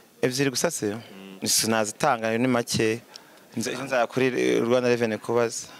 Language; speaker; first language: Kinyarwanda; early bilingual, heritage; Kinyarwanda